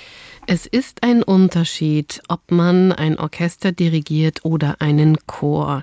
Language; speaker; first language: German; native; German